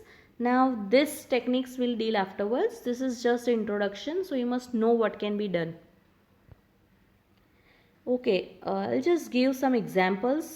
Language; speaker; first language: English; non-native, local second language; Hindi